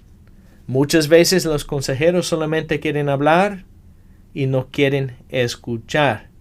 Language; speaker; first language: Spanish; non-native, fluent; English